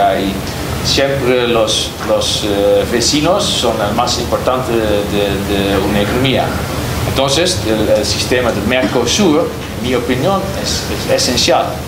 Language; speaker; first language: Spanish; non-native, learner; Dutch